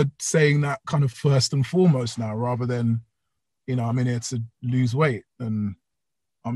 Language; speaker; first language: English; native; English